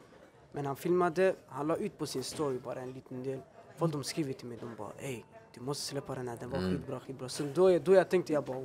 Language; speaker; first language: Swedish; early bilingual, other home language; Albanian